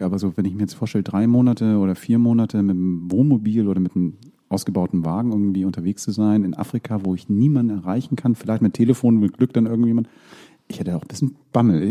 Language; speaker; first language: German; native; German